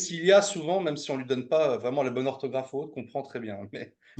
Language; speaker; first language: French; native; French